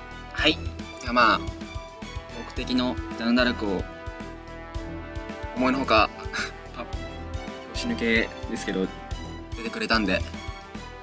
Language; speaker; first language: Japanese; native; Japanese